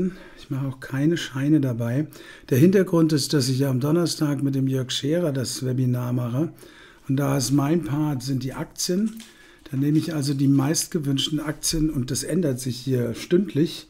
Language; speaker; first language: German; native; German